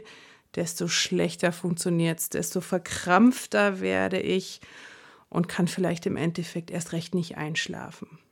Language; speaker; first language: German; native; German